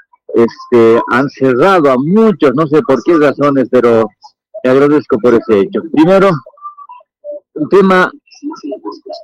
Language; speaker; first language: Spanish; native; Spanish